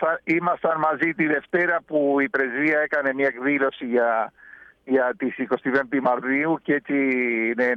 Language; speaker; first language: Greek; early bilingual, heritage; Spanish